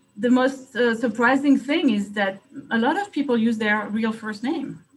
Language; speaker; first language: English; non-native, fluent; French